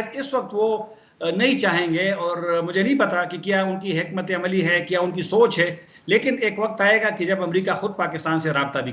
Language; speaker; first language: Hindi; non-native, local second language; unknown